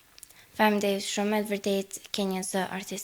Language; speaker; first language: Albanian; native; Albanian